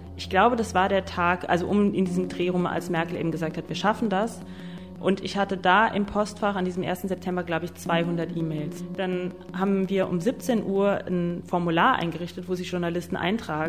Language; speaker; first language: German; native; German